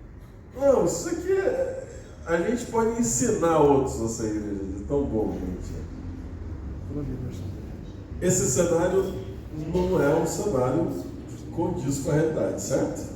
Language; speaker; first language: Portuguese; native; Portuguese